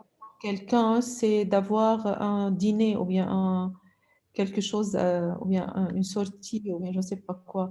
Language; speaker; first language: French; non-native, local second language; Arabic